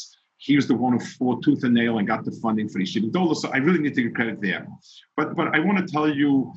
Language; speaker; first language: English; early bilingual, other home language; Yiddish